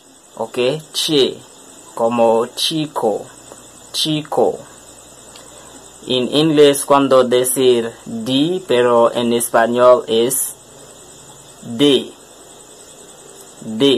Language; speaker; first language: Spanish; non-native, learner; French